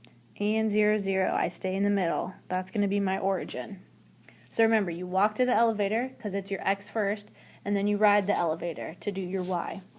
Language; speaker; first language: English; native; English